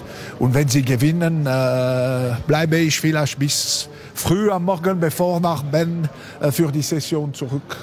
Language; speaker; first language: German; non-native, local second language; French